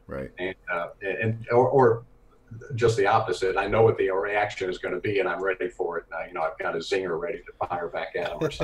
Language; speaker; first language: English; native; English